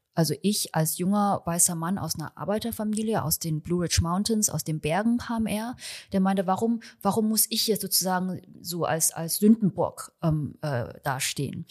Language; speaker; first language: German; early bilingual, other home language; Chinese